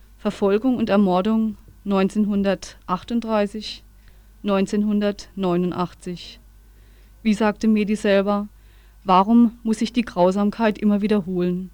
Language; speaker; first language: German; native; German